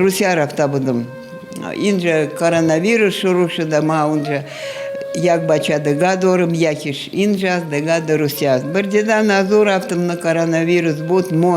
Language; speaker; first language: Persian; non-native, fluent; Russian